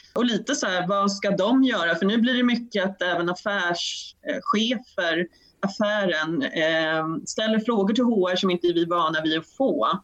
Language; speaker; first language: Swedish; native; Swedish